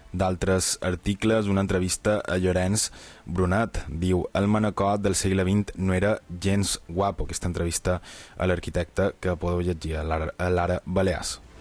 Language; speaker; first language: Catalan; native; Catalan